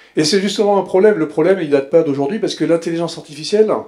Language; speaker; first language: French; native; French